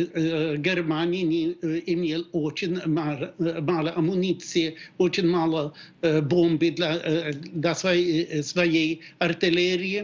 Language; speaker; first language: Russian; non-native, fluent; Swedish